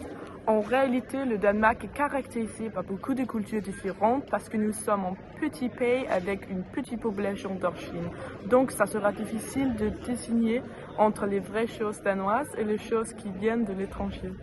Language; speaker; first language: French; non-native, learner; Danish